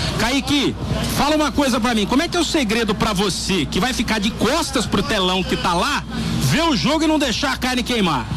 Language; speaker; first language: Portuguese; native; Portuguese